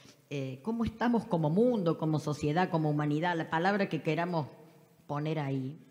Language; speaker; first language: Spanish; native; Spanish